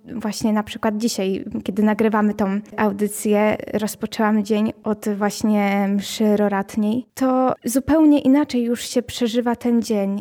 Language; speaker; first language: Polish; native; Polish